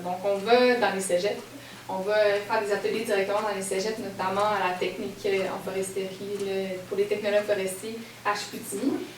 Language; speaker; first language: French; native; French